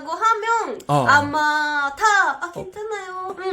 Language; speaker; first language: Korean; non-native, learner; Japanese